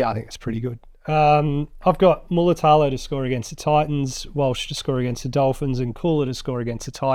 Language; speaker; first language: English; native; English